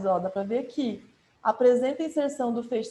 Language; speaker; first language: Portuguese; native; Portuguese